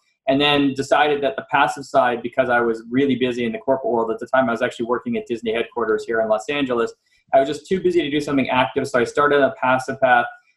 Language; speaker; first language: English; native; English